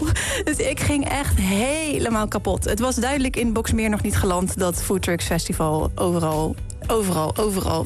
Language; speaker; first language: Dutch; native; Dutch